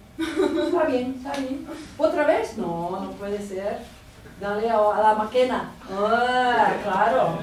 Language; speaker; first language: Spanish; non-native, fluent; Portuguese